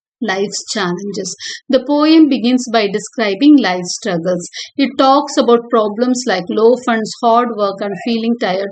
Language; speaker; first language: English; non-native, local second language; Tamil